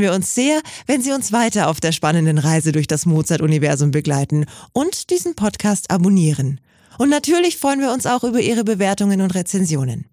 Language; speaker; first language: German; native; German